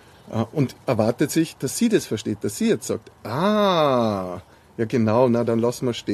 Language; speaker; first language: German; native; German